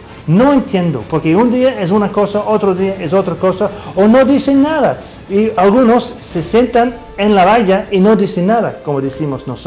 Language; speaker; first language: Spanish; non-native, fluent; English